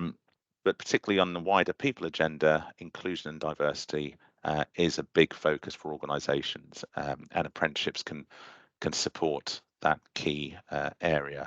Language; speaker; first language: English; native; English